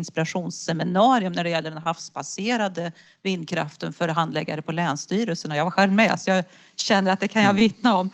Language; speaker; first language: Swedish; native; Swedish